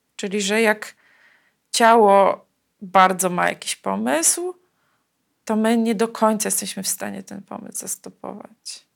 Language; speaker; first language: Polish; native; Polish